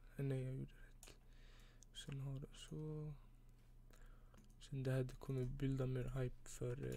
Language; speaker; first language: Swedish; early bilingual, other home language; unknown